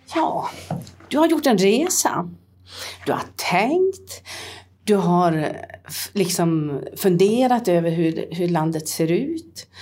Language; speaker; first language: Swedish; native; Swedish